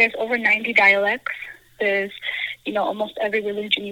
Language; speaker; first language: English; native; English